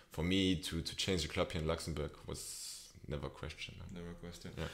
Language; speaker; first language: English; non-native, fluent; Spanish